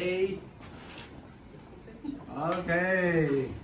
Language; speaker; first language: English; non-native, learner; Japanese